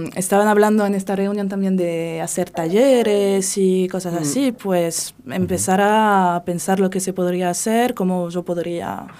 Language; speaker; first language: Spanish; non-native, fluent; French